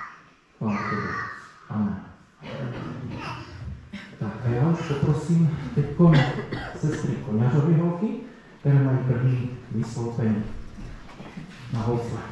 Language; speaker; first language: Czech; native; Czech